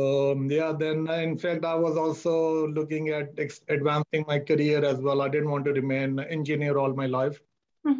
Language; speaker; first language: English; non-native, local second language; Hindi